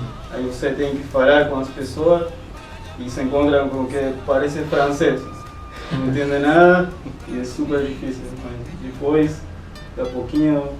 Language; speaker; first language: Portuguese; non-native, fluent; Spanish